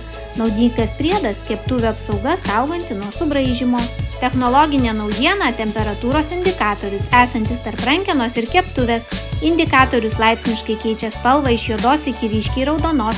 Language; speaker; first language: Lithuanian; native; Lithuanian